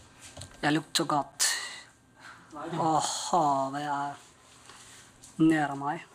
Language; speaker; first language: Norwegian; non-native, learner; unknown